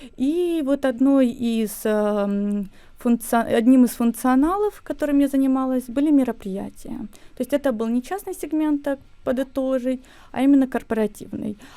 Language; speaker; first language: Russian; native; Russian